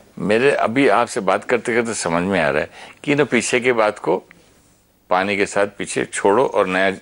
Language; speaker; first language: Hindi; native; Hindi